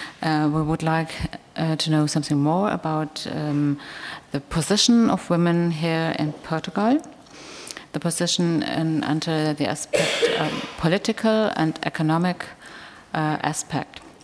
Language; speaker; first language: English; non-native, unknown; German